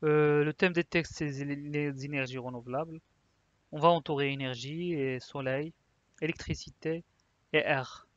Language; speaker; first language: French; non-native, local second language; Arabic